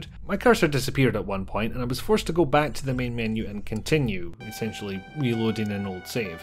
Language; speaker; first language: English; native; English